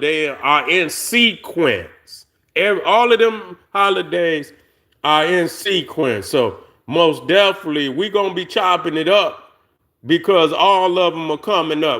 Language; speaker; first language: English; native; English